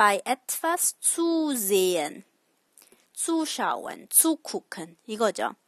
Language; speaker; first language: German; non-native, fluent; Korean